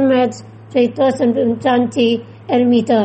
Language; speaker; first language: German; non-native, fluent; Indonesian